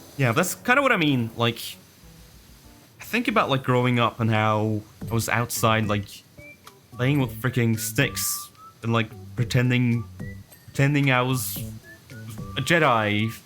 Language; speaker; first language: English; non-native, fluent; Norwegian